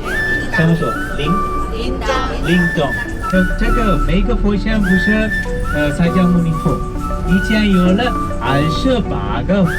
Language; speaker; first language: Chinese; non-native, learner; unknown